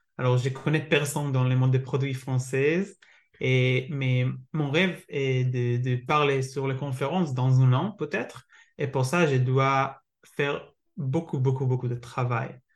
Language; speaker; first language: French; non-native, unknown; Hebrew